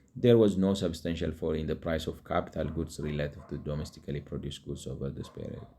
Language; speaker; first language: English; non-native, local second language; Amharic